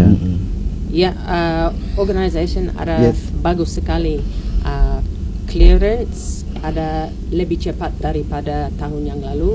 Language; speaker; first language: Indonesian; non-native, learner; English